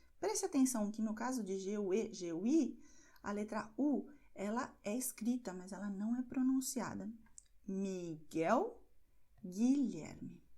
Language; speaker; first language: Portuguese; native; Portuguese